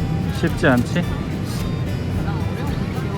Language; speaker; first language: Korean; native; Korean